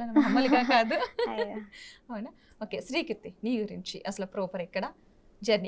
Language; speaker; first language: Telugu; native; Telugu